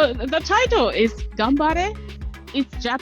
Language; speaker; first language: English; non-native, learner; Japanese